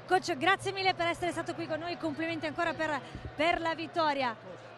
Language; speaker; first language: Italian; native; Italian